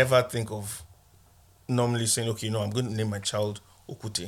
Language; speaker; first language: English; non-native, local second language; Igbo